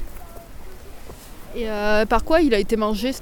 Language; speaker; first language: French; native; French